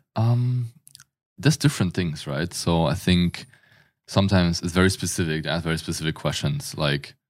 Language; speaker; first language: English; non-native, fluent; German